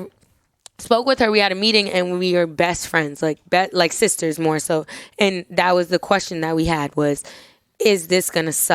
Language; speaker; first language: English; native; English